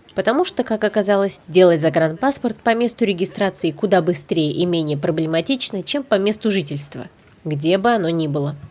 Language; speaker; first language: Russian; native; Russian